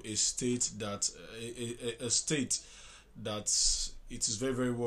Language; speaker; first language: English; non-native, local second language; Yoruba